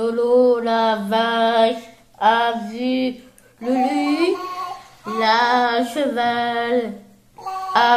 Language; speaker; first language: French; native; French